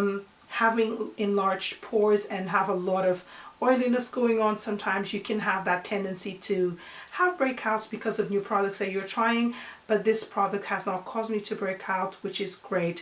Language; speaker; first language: English; non-native, fluent; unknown